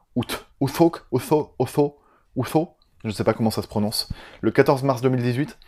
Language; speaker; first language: French; native; French